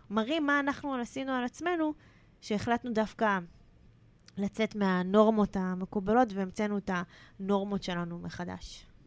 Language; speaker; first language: Hebrew; native; Hebrew